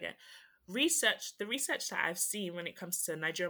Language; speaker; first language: English; native; English